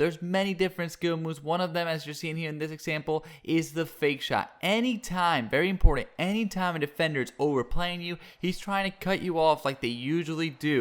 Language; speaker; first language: English; native; English